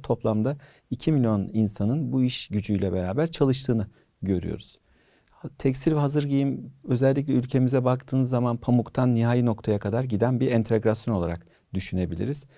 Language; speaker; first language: Turkish; native; Turkish